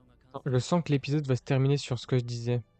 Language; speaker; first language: French; native; French